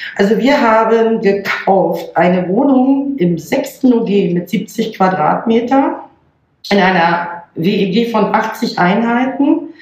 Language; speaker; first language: German; native; German